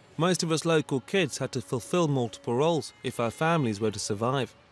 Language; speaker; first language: English; native; English